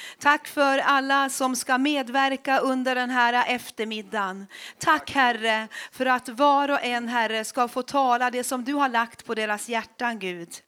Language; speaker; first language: Swedish; native; Swedish